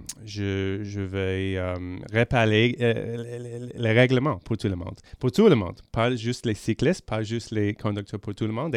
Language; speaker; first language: French; non-native, local second language; English